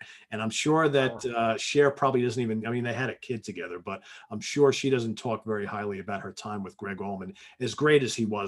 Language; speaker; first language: English; native; English